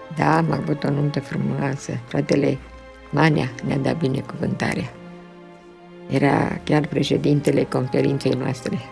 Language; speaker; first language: Romanian; early bilingual, other home language; French